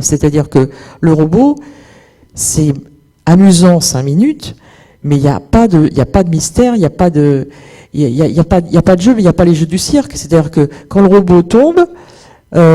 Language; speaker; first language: French; native; French